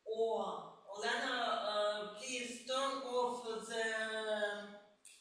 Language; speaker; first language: English; non-native, learner; Ukrainian